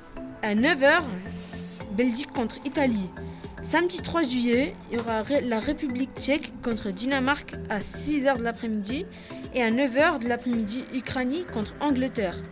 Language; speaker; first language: French; native; French